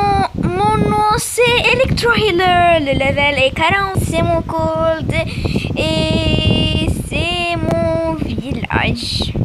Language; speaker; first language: French; non-native, learner; Arabic